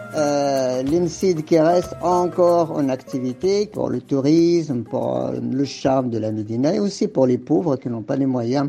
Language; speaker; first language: French; non-native, local second language; Arabic